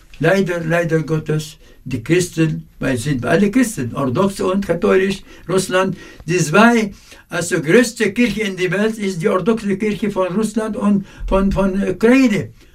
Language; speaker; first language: German; non-native, fluent; Arabic